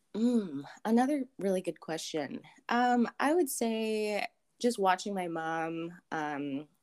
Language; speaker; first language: English; early bilingual, other home language; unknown